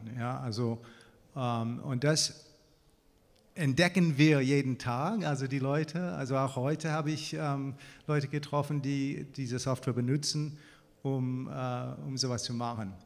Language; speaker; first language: German; non-native, fluent; English